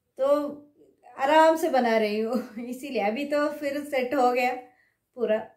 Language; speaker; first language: Hindi; non-native, local second language; Kannada